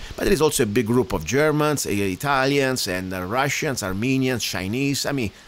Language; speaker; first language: English; non-native, fluent; Italian